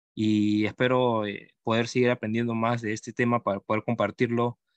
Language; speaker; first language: Spanish; native; Spanish